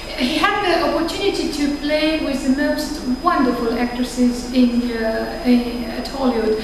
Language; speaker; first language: English; non-native, fluent; Romanian